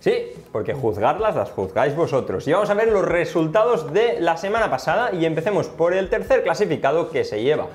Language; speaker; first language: Spanish; native; Spanish